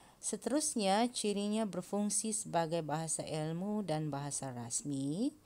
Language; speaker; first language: Malay; native; Malay